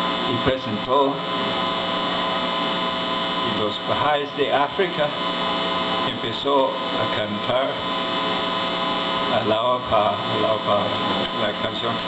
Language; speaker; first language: Spanish; non-native, fluent; English